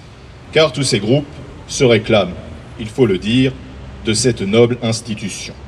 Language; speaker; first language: French; native; French